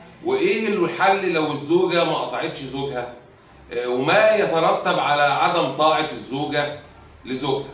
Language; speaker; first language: Arabic; native; Arabic